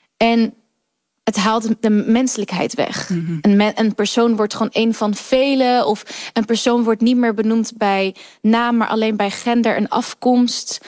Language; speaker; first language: Dutch; early bilingual, other home language; Kurdish